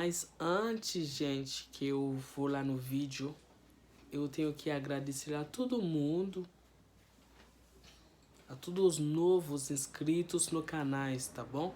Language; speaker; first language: Portuguese; non-native, fluent; Haitian Creole